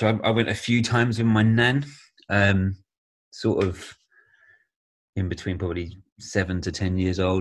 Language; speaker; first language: English; native; English